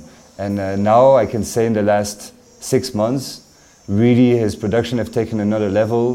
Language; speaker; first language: English; non-native, fluent; French